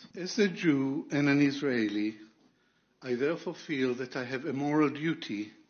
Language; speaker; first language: English; non-native, fluent; Arabic